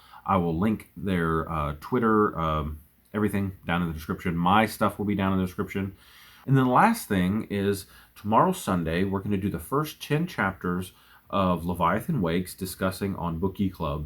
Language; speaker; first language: English; native; English